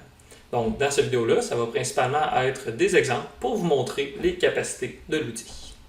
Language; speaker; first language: French; native; French